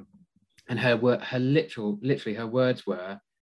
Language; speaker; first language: English; native; English